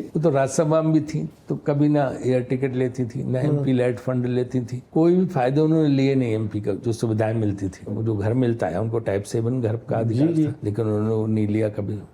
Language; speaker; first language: Hindi; native; Hindi